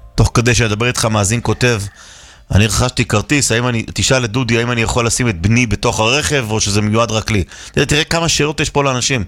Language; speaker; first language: Hebrew; native; Hebrew